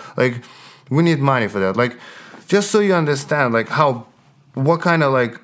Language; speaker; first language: English; non-native, fluent; Ukrainian